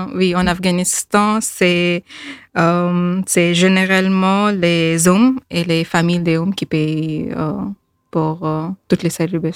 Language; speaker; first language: French; non-native, learner; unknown